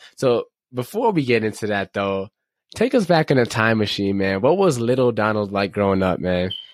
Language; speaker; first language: English; native; English